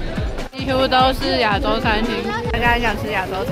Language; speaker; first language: Chinese; native; Chinese